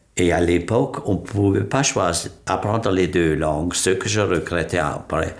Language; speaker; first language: French; non-native, local second language; Swiss German